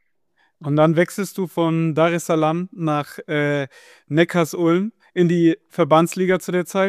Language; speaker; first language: German; native; German